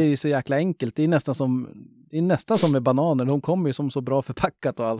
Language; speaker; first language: Swedish; native; Swedish